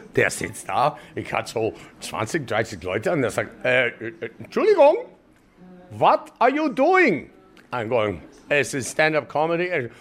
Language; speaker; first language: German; non-native, learner; English